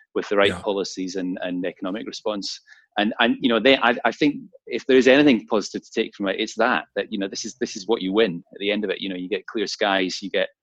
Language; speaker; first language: English; native; English